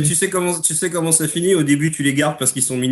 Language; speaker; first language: French; native; French